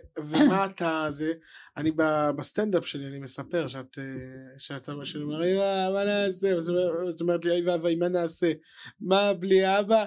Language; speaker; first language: Hebrew; native; Hebrew